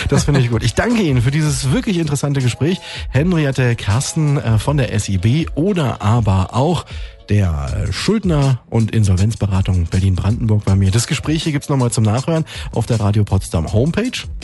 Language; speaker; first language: German; native; German